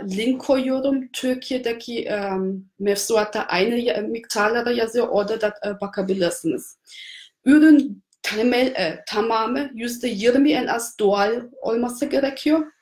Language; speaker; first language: Turkish; non-native, fluent; German